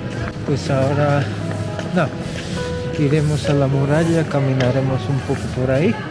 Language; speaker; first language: Spanish; non-native, fluent; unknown